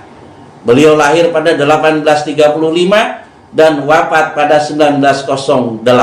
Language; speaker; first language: Indonesian; native; Indonesian